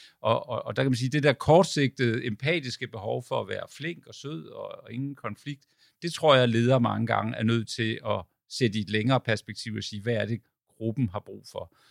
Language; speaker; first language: Danish; native; Danish